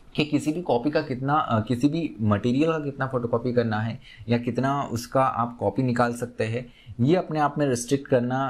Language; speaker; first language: Hindi; native; Hindi